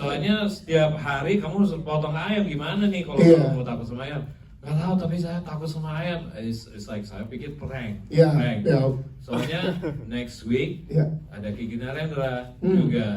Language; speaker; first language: Indonesian; non-native, fluent; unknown